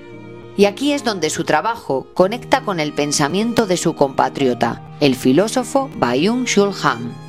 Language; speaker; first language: Spanish; native; Spanish